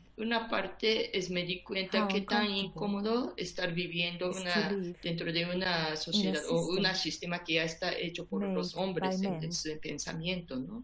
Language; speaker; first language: Spanish; non-native, learner; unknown